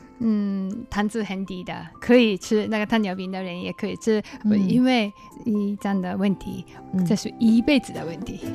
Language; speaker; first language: Chinese; non-native, learner; Japanese